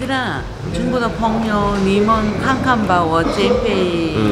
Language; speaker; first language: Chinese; non-native, learner; Korean